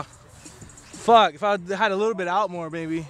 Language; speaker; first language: English; native; English